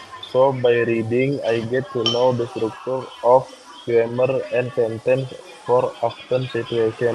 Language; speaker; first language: English; non-native, learner; Indonesian